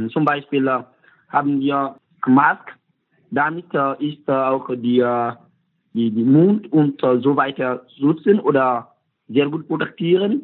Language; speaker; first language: German; non-native, learner; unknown